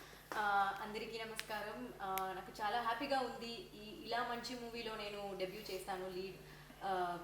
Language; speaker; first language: Telugu; non-native, learner; Tamil